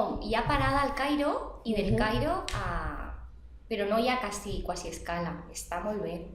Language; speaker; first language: Catalan; non-native, local second language; Spanish